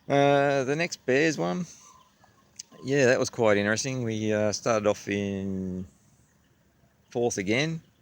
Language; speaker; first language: English; native; English